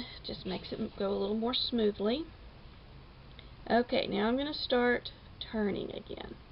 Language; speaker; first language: English; native; English